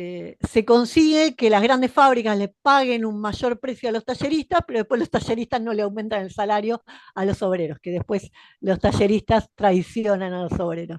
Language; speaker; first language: Spanish; native; Spanish